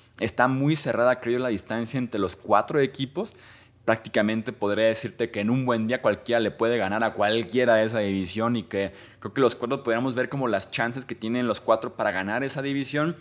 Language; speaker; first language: Spanish; native; Spanish